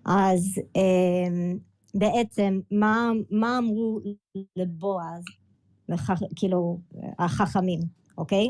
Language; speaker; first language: Hebrew; early bilingual, other home language; English